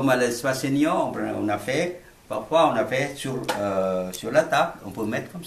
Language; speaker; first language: French; non-native, learner; Vietnamese